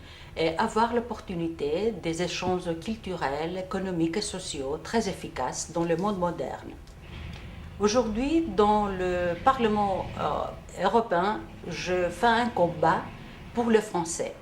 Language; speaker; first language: French; non-native, fluent; Greek